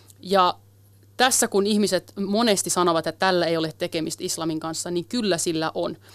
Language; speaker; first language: Finnish; early bilingual, other home language; Kurdish